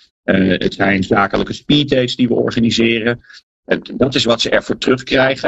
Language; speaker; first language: Dutch; native; Dutch